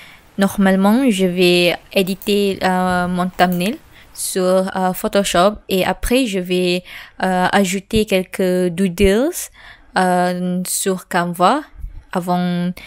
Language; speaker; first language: French; non-native, learner; Malay